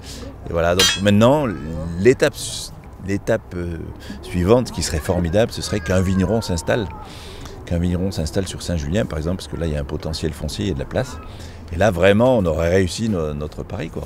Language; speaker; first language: French; native; French